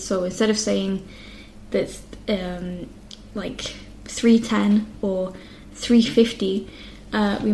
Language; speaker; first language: English; native; English